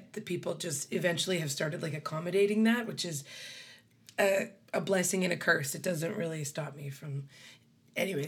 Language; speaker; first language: English; native; English